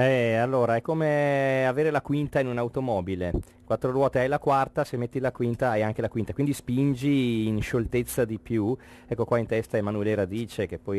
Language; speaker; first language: Italian; native; Italian